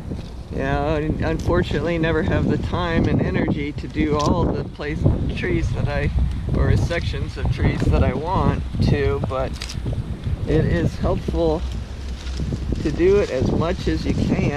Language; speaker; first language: English; native; English